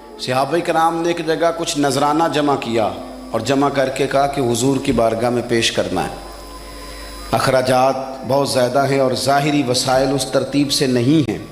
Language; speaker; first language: Urdu; non-native, local second language; Punjabi